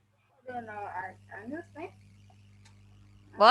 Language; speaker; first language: English; non-native, learner; Vietnamese